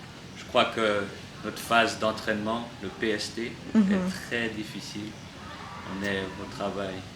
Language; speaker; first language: French; non-native, learner; English